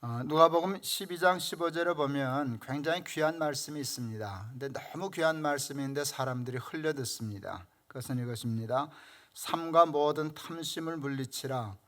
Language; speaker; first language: Korean; native; Korean